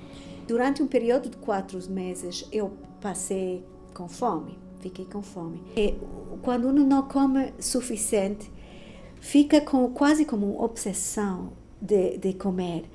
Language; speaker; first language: Portuguese; non-native, fluent; Spanish